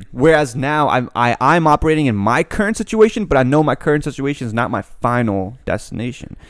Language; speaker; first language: English; native; English